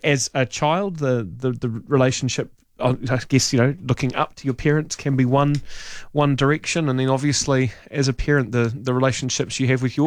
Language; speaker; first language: English; native; English